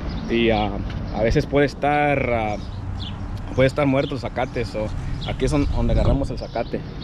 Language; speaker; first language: Spanish; early bilingual, heritage; Spanish